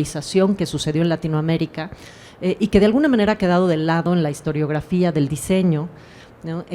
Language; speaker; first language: Spanish; native; Spanish